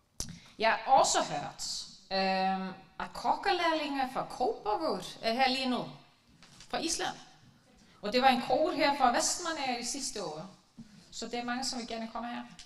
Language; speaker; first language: Danish; non-native, fluent; Icelandic